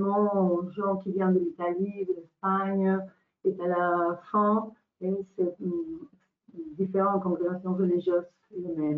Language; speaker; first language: French; non-native, learner; Spanish